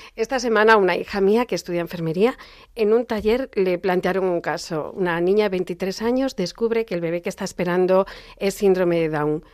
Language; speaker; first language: Spanish; native; Spanish